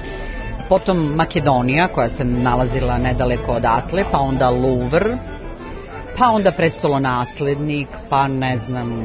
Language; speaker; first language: Serbian; native; Serbian